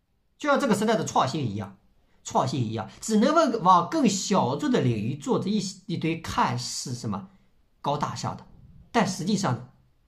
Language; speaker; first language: Chinese; native; Chinese